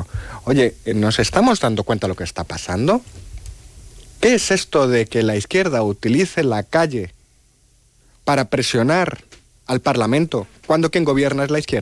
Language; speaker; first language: Spanish; native; Spanish